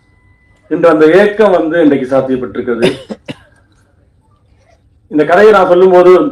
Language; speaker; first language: Tamil; native; Tamil